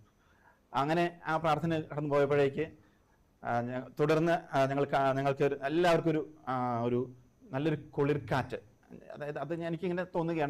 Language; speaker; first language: Malayalam; native; Malayalam